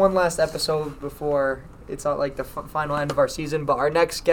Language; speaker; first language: English; native; English